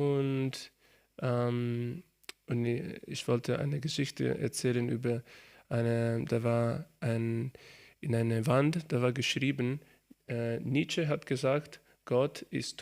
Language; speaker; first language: German; non-native, learner; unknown